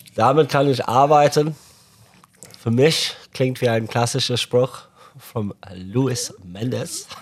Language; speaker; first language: German; non-native, fluent; English